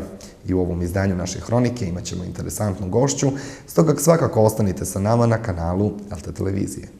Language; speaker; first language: Bosnian; native; Bosnian